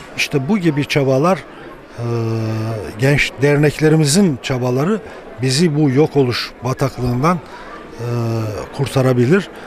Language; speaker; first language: Turkish; native; Turkish